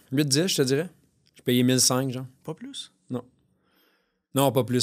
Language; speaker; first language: French; native; French